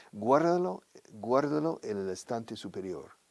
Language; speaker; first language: Spanish; non-native, fluent; English